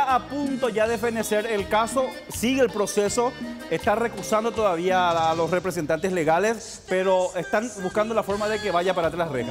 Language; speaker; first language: Spanish; native; Spanish